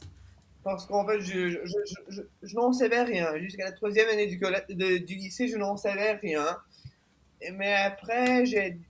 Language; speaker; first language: French; non-native, fluent; Italian